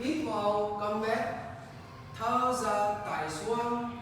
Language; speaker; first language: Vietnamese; non-native, learner; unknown